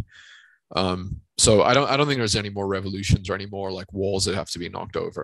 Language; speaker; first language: English; native; English